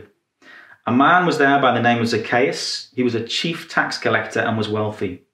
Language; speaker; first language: English; native; English